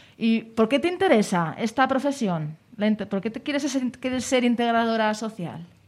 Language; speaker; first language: Spanish; native; Spanish